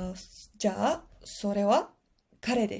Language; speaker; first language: Japanese; non-native, fluent; Spanish